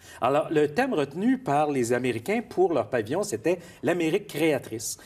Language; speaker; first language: French; native; French